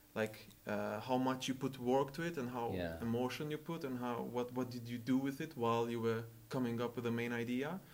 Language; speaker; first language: English; non-native, fluent; Albanian